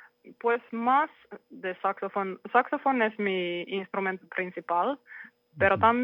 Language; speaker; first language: Spanish; non-native, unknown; Finnish